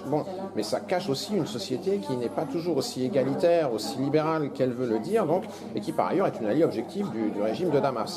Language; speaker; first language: French; native; French